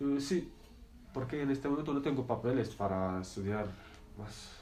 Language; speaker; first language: Spanish; non-native, learner; Arabic